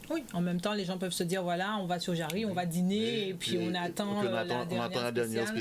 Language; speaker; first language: French; native; French